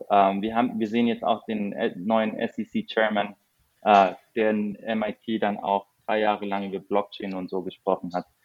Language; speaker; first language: German; non-native, fluent; Spanish